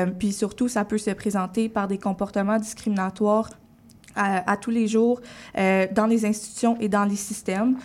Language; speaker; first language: French; native; French